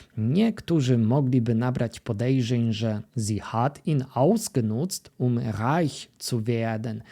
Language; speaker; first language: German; non-native, fluent; Polish